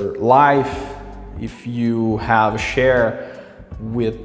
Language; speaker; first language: English; non-native, local second language; Portuguese